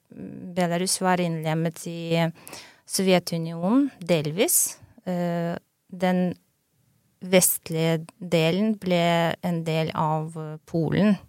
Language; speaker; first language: Norwegian; non-native, fluent; Belarusian